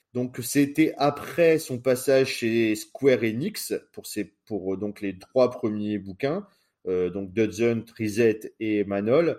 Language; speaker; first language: French; native; French